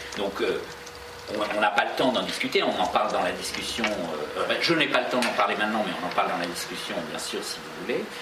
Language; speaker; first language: French; native; French